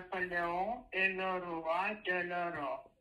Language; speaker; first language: French; non-native, learner; Lithuanian